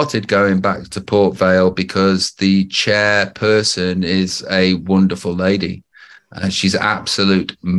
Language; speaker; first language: English; native; English